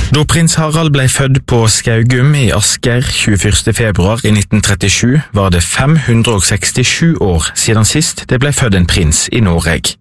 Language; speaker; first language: Norwegian; native; Norwegian